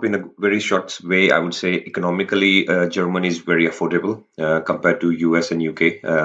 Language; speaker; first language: English; non-native, local second language; Rajasthani